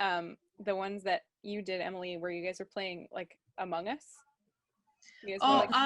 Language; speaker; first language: English; native; English